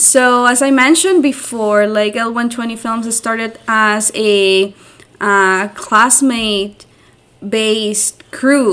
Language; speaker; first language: English; non-native, fluent; Spanish